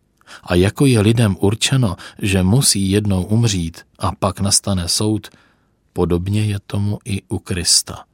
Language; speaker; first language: Czech; native; Czech